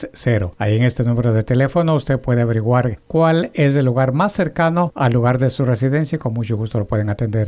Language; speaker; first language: Spanish; native; Spanish